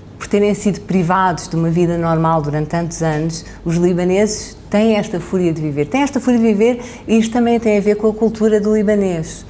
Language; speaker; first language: Portuguese; native; Portuguese